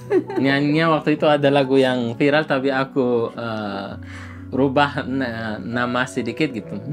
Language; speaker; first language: Indonesian; non-native, fluent; Arabic